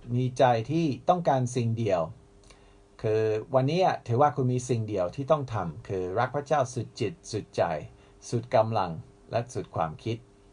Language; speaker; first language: Thai; non-native, fluent; English